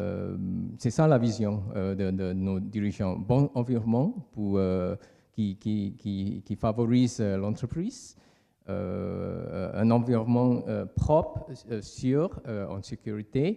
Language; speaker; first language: French; non-native, fluent; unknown